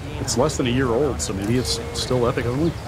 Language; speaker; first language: English; native; English